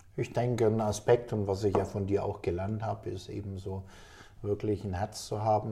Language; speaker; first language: German; native; German